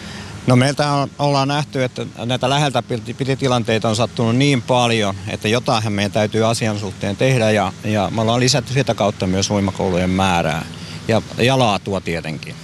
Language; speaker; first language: Finnish; native; Finnish